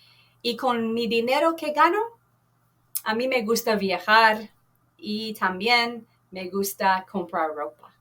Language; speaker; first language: Spanish; non-native, fluent; English